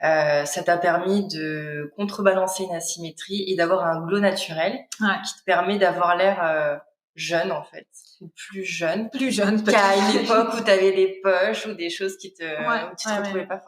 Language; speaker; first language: French; native; French